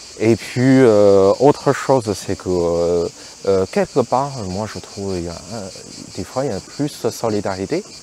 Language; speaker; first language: French; non-native, fluent; Chinese